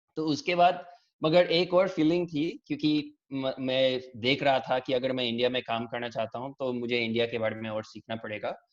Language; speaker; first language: Hindi; early bilingual, heritage; English